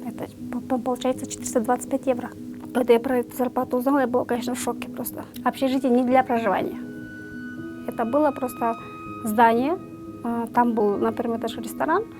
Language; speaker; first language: Russian; non-native, local second language; Kyrgyz